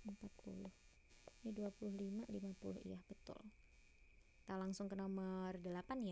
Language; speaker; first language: Indonesian; native; Indonesian